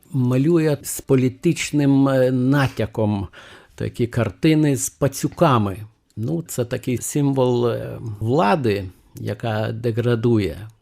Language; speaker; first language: Ukrainian; non-native, fluent; Lithuanian